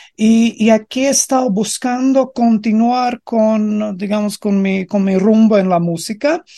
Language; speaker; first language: Spanish; non-native, fluent; Latvian